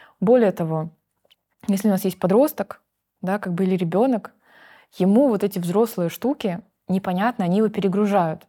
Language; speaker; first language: Russian; native; Russian